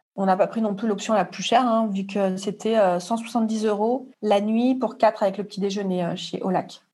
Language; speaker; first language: French; native; French